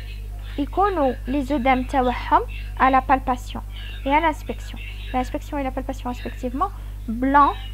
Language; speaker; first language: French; non-native, local second language; Arabic